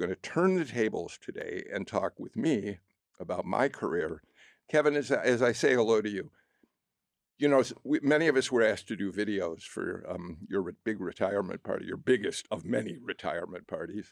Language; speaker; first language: English; native; English